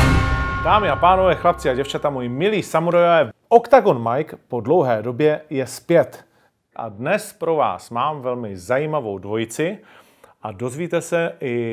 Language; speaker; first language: Czech; native; Czech